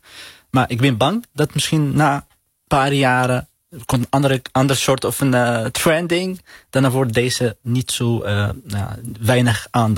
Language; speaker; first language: Dutch; non-native, learner; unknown